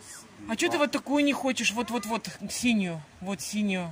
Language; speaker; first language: Russian; native; Russian